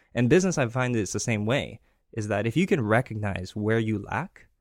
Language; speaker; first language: English; early bilingual, other home language; Greek